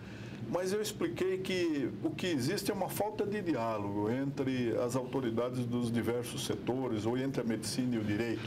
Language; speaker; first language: Portuguese; native; Portuguese